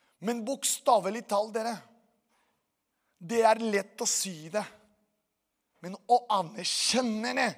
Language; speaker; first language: Norwegian; non-native, fluent; Portuguese